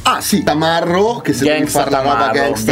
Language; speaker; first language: Italian; native; Italian